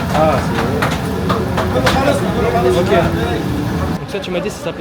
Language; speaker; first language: French; native; French